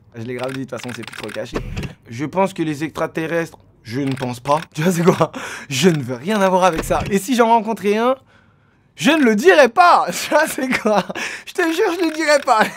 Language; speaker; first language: French; native; French